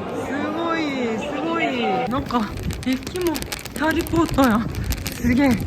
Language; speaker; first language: Japanese; non-native, fluent; Korean